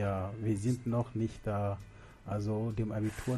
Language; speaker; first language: German; non-native, learner; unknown